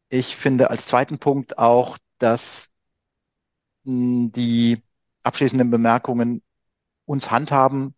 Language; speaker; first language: German; native; German